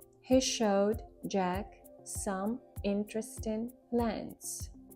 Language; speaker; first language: English; non-native, fluent; Ukrainian